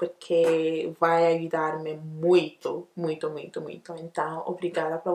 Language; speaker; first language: Portuguese; non-native, learner; Akan